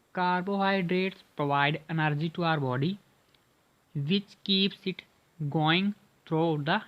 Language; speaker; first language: English; non-native, local second language; Punjabi